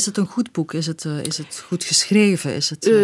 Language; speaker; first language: Dutch; native; Dutch